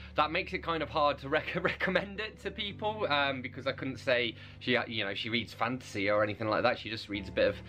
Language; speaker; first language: English; native; English